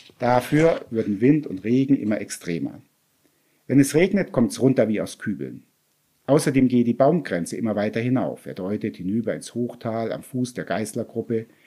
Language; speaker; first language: German; native; German